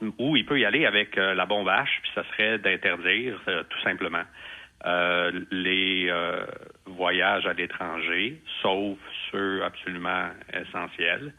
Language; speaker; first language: French; native; French